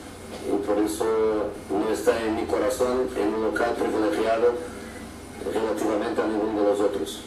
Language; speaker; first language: Spanish; non-native, fluent; Portuguese